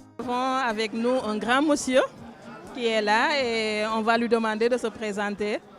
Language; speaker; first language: French; non-native, local second language; Wolof